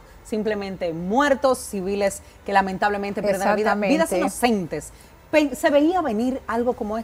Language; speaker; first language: Spanish; native; Spanish